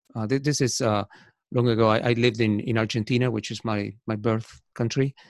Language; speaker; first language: English; non-native, fluent; Spanish